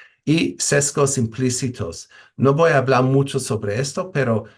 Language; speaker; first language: Spanish; non-native, fluent; English